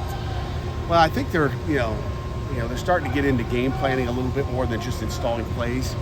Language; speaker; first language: English; native; English